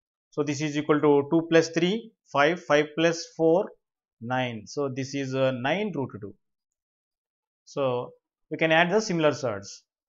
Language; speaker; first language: English; non-native, local second language; Telugu